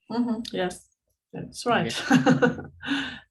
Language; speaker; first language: English; non-native, fluent; German